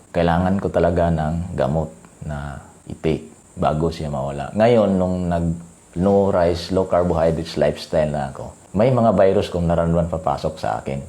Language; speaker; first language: Filipino; non-native, local second language; Cebuano